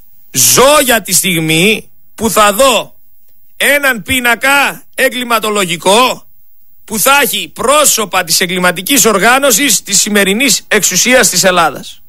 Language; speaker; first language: Greek; native; Greek